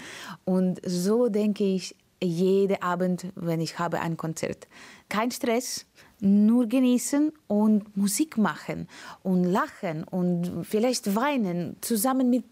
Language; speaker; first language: German; non-native, learner; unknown